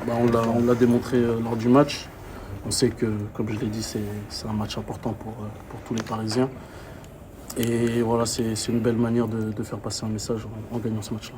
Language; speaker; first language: French; native; French